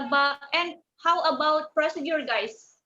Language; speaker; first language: English; non-native, learner; Indonesian